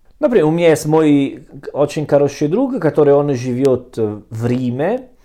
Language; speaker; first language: Russian; non-native, learner; Italian